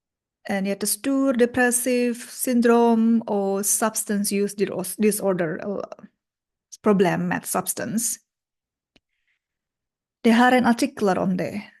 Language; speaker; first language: Swedish; non-native, learner; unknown